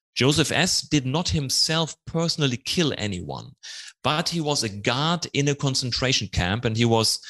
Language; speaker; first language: English; non-native, fluent; German